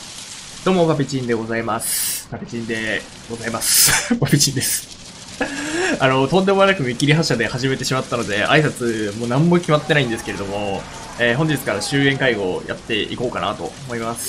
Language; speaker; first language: Japanese; native; Japanese